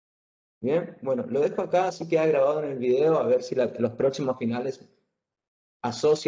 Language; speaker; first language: Spanish; native; Spanish